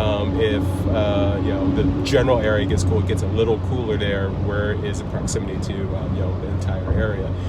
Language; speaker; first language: English; native; English